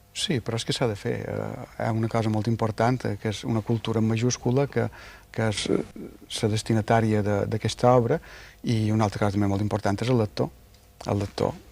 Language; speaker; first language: Catalan; native; Catalan